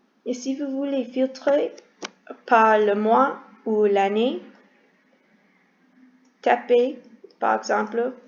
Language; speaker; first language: French; non-native, learner; English